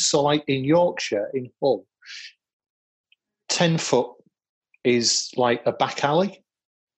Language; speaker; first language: English; native; English